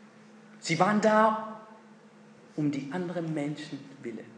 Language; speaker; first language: German; non-native, fluent; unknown